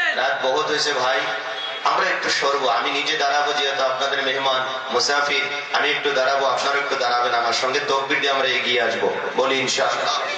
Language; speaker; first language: Bangla; non-native, local second language; Assamese